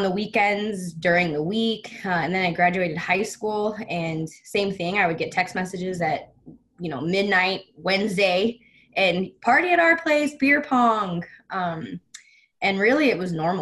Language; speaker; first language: English; native; English